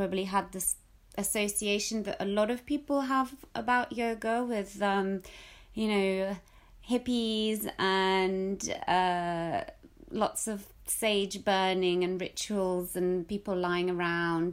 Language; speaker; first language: English; early bilingual, other home language; Russian